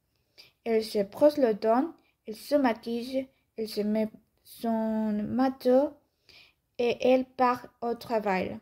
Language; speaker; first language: French; non-native, learner; Spanish